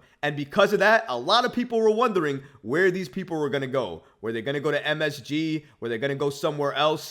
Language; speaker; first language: English; native; English